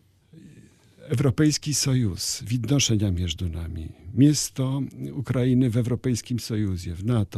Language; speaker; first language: Ukrainian; non-native, learner; Polish